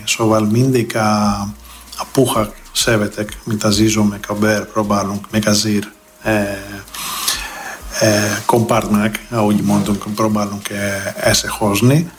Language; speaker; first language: Hungarian; non-native, learner; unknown